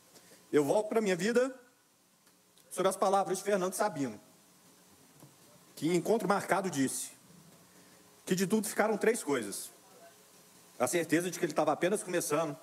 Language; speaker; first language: Portuguese; native; Portuguese